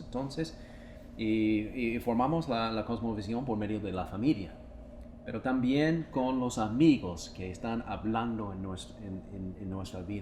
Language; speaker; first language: Spanish; non-native, fluent; English